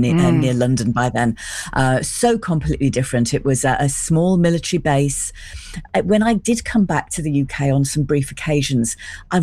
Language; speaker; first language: English; native; English